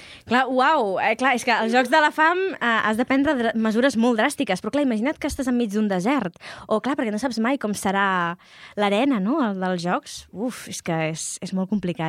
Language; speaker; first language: Catalan; native; Catalan